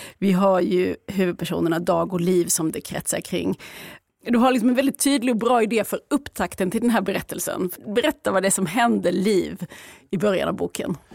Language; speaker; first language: Swedish; native; Swedish